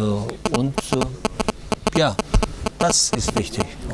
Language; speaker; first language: German; non-native, fluent; Tajik